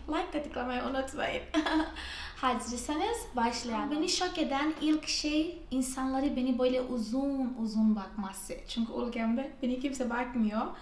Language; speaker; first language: Turkish; non-native, fluent; Portuguese